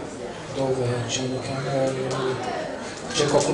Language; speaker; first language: Italian; non-native, learner; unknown